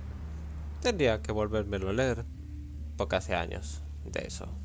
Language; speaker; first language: Spanish; native; Spanish